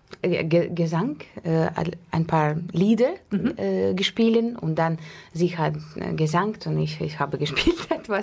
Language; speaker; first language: German; non-native, learner; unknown